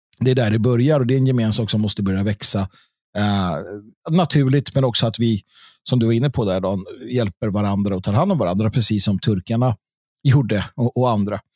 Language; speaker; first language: Swedish; native; Swedish